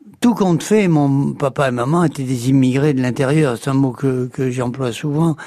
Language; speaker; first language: French; native; French